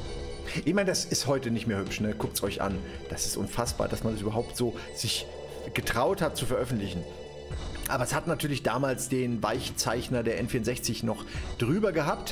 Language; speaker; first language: German; native; German